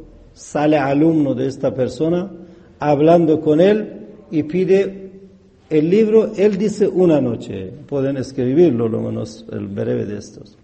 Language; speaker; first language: Spanish; non-native, fluent; Persian